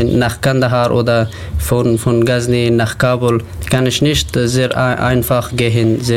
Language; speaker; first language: German; non-native, learner; Persian